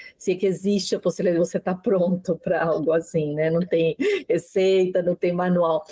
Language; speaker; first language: Portuguese; non-native, fluent; Spanish